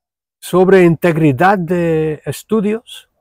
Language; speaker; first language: Spanish; non-native, fluent; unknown